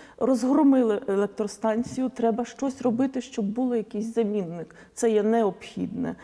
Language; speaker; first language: Ukrainian; non-native, local second language; Polish